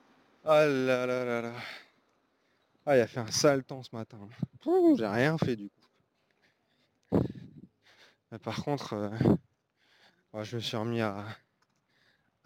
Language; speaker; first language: French; native; French